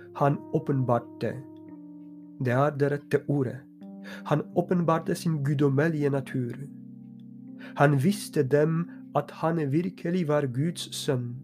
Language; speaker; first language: Norwegian; non-native, fluent; Polish